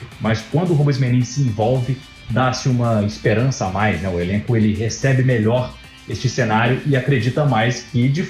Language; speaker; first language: Portuguese; native; Portuguese